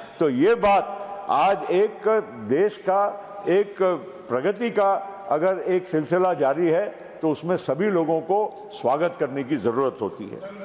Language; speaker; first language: Hindi; non-native, local second language; Gujarati